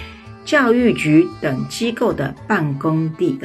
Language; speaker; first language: Chinese; native; Chinese